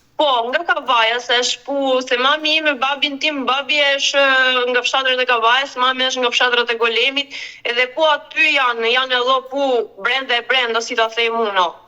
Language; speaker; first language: Albanian; early bilingual, heritage; Albanian